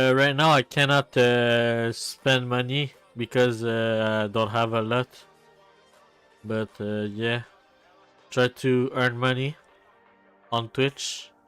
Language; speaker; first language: English; non-native, learner; French